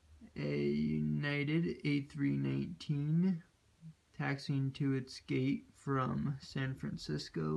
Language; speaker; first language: English; native; English